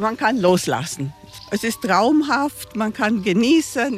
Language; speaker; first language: German; non-native, fluent; Romanian